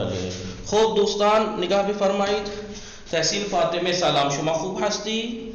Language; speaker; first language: Persian; non-native, fluent; Urdu